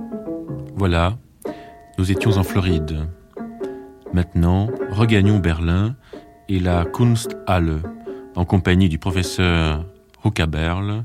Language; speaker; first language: French; native; French